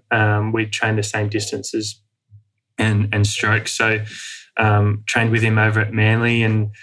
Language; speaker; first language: English; native; English